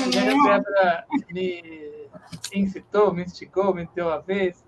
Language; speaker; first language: Portuguese; native; Portuguese